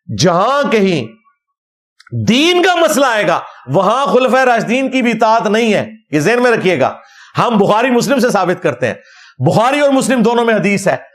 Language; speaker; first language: Urdu; non-native, local second language; Punjabi